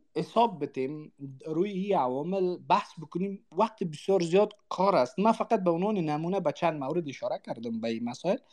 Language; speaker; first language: Persian; non-native, local second language; Uzbek